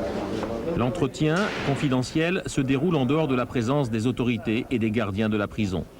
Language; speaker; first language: French; native; French